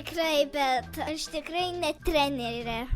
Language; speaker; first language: Lithuanian; early bilingual, heritage; Lithuanian